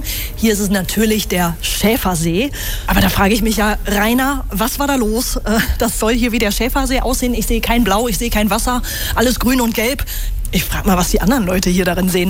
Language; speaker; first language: German; native; German